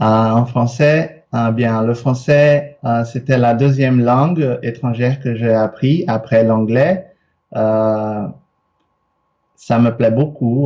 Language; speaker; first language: French; non-native, fluent; Portuguese